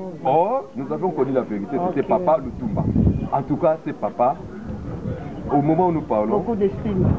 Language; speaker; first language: French; non-native, local second language; Lingala